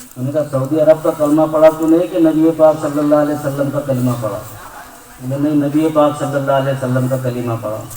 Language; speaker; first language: Urdu; native; Urdu